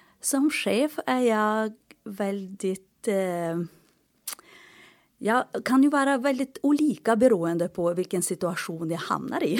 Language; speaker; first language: Swedish; non-native, fluent; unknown